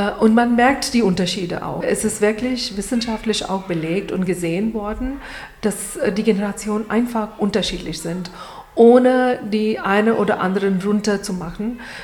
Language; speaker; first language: German; non-native, fluent; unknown